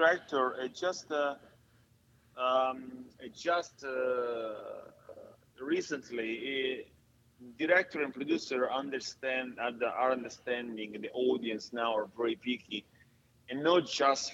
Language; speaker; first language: English; non-native, fluent; Italian